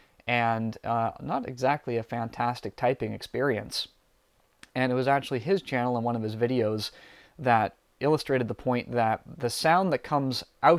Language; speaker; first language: English; native; English